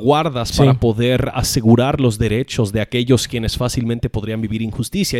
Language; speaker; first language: Spanish; non-native, fluent; English